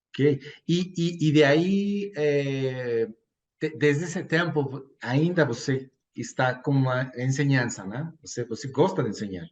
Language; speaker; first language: Portuguese; non-native, fluent; Spanish